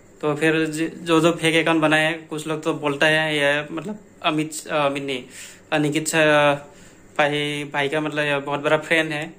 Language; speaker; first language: Hindi; non-native, local second language; Marathi